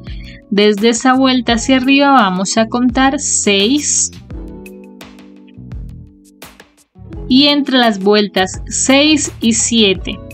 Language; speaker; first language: Spanish; native; Spanish